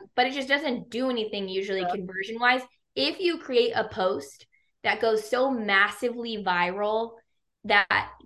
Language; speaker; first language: English; native; English